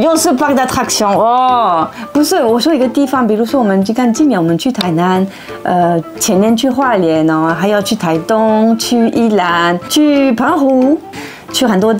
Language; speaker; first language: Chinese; non-native, fluent; French